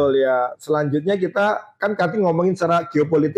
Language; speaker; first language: Indonesian; native; Indonesian